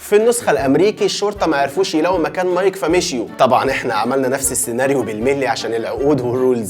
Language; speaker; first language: Arabic; native; Arabic